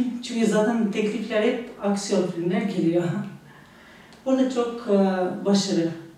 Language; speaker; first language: Turkish; non-native, learner; Albanian